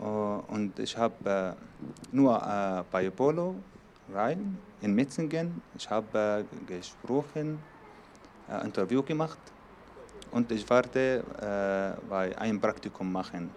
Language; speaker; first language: German; non-native, learner; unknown